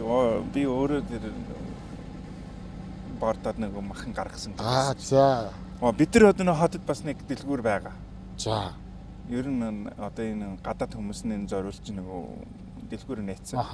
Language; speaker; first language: Mongolian; non-native, fluent; English